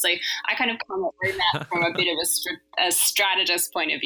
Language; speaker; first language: English; native; English